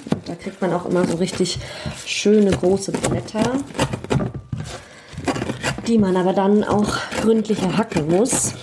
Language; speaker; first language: German; native; German